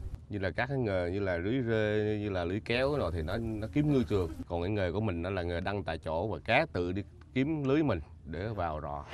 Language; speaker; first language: Vietnamese; native; Vietnamese